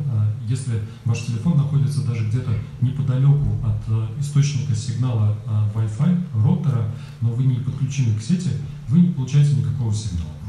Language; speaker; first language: Russian; native; Russian